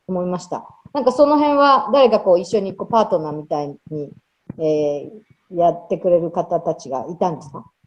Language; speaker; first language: Japanese; native; Japanese